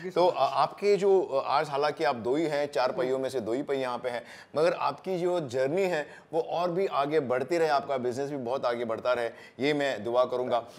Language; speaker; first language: Hindi; non-native, local second language; Marathi